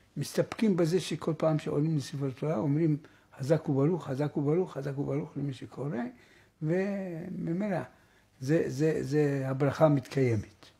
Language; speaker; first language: Hebrew; native; Hebrew